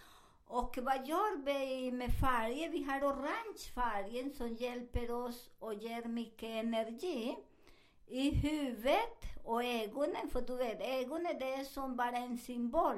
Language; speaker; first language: Swedish; non-native, learner; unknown